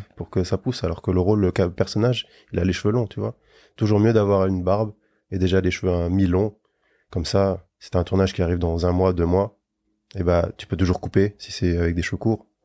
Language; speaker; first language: French; native; French